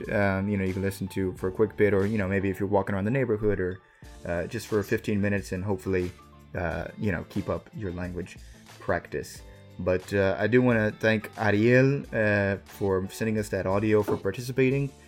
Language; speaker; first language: English; native; English